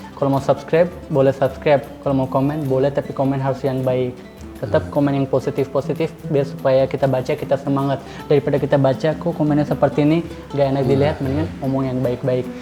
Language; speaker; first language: Indonesian; non-native, fluent; Urdu